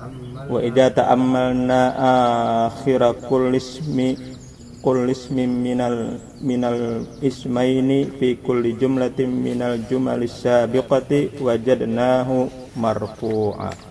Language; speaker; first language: Arabic; non-native, learner; Indonesian